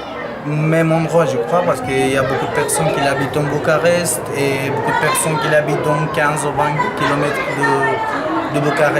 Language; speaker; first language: French; non-native, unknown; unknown